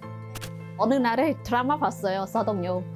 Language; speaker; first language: Korean; non-native, learner; Khmer